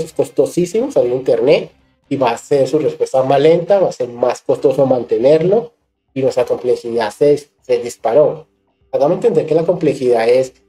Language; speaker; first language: Spanish; native; Spanish